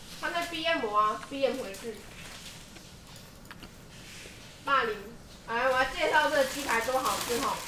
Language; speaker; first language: Chinese; native; Chinese